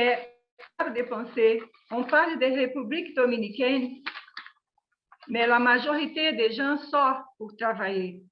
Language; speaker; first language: French; non-native, learner; Portuguese